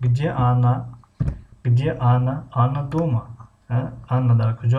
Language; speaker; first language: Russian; non-native, fluent; Tajik